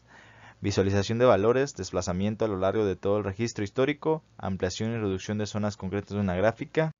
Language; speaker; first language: Spanish; native; Spanish